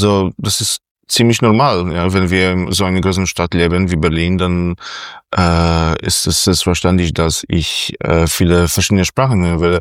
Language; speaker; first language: German; non-native, fluent; Polish